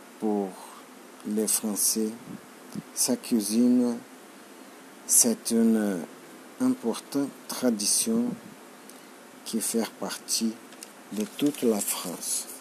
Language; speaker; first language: French; non-native, learner; Portuguese